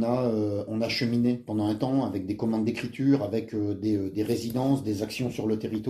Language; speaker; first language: French; native; French